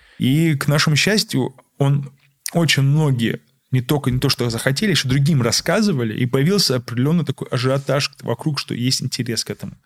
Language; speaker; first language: Russian; early bilingual, heritage; Russian